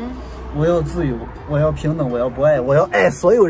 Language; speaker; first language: Chinese; native; Chinese